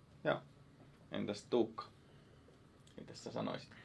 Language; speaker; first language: Finnish; native; Finnish